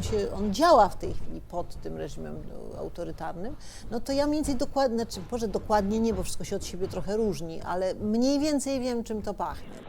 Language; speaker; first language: Polish; native; Polish